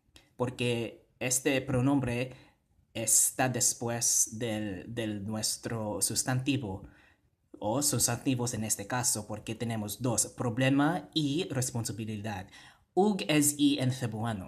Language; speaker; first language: Spanish; non-native, fluent; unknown